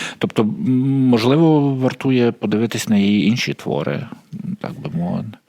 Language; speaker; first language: Ukrainian; native; Ukrainian